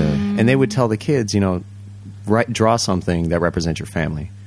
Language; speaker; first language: English; early bilingual, other home language; Japanese